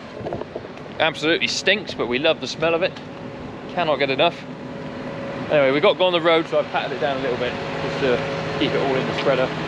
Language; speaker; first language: English; native; English